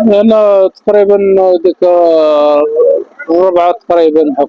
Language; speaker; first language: Arabic; native; Arabic